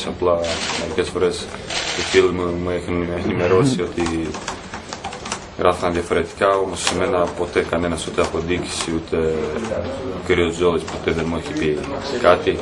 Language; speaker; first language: Greek; non-native, fluent; Croatian